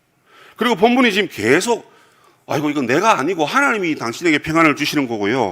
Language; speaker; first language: Korean; native; Korean